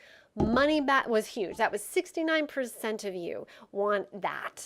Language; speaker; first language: English; native; English